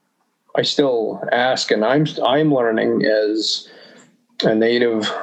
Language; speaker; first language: English; native; English